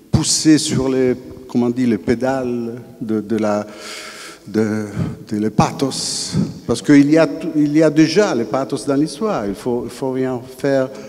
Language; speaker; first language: French; non-native, fluent; Italian